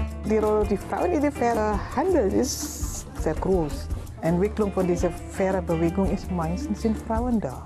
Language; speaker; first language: German; non-native, learner; Indonesian